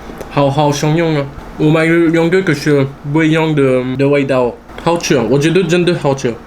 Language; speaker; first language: Chinese; non-native, learner; French